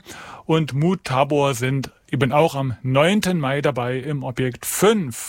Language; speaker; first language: German; native; German